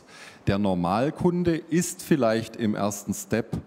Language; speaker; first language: German; native; German